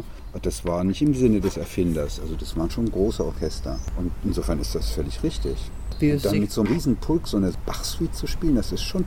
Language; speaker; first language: German; native; German